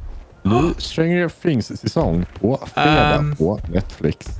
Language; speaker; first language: Swedish; native; Swedish